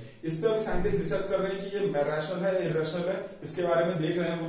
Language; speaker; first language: Hindi; native; Hindi